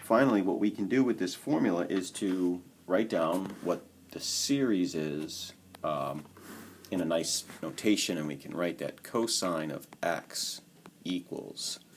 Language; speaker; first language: English; native; English